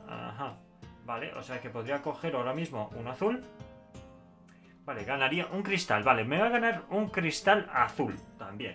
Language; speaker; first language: Spanish; native; Spanish